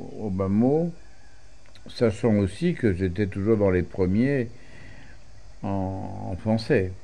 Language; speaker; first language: French; native; French